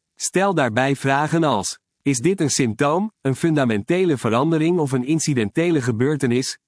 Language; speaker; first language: Dutch; native; Dutch